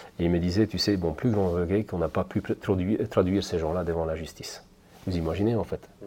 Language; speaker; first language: French; non-native, fluent; Hungarian